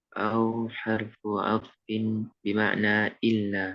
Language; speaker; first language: Arabic; non-native, learner; Indonesian